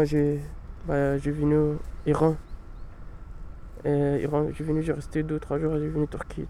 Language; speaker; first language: French; non-native, learner; Pashto